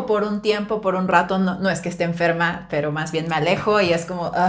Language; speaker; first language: Spanish; native; Spanish